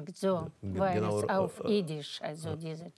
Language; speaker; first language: German; non-native, fluent; Russian